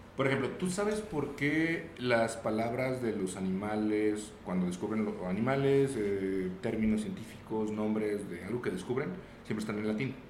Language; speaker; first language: Spanish; native; Spanish